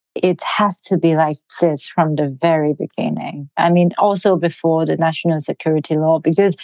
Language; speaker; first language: English; non-native, local second language; Cantonese